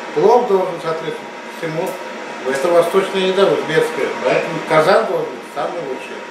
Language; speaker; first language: Russian; non-native, local second language; Uzbek